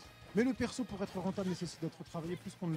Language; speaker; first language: French; native; French